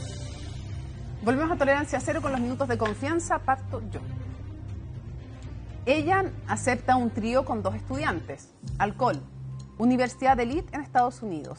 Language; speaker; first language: Spanish; native; Spanish